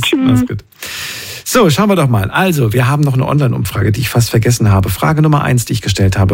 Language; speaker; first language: German; native; German